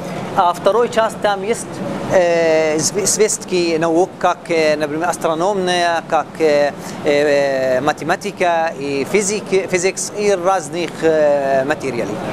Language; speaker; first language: Russian; non-native, learner; Arabic